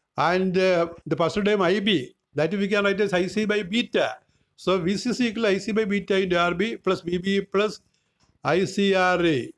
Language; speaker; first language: English; non-native, local second language; Malayalam